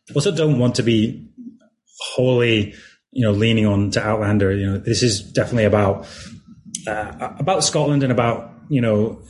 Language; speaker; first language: English; native; English